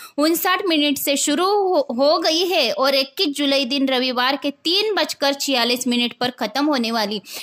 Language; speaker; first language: Hindi; non-native, local second language; Marathi